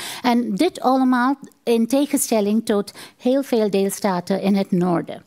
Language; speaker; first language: Dutch; non-native, fluent; Tamil